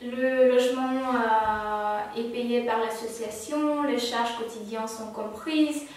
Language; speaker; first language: French; non-native, fluent; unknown